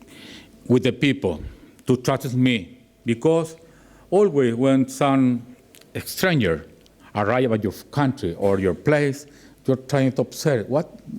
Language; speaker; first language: English; non-native, learner; Spanish